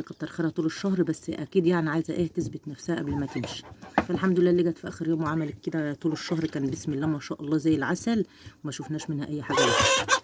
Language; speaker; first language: Arabic; native; Arabic